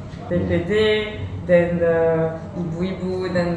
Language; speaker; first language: Indonesian; non-native, learner; French